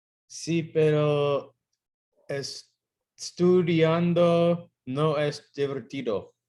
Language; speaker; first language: Spanish; non-native, learner; English